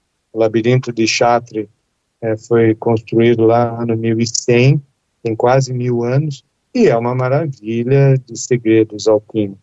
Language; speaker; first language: Portuguese; native; Portuguese